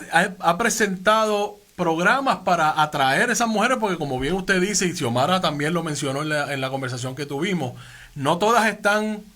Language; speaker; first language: Spanish; native; Spanish